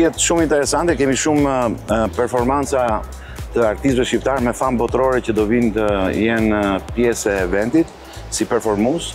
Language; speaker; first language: Albanian; native; Albanian